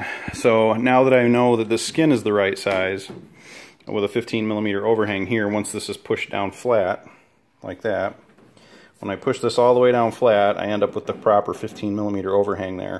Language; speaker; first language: English; native; English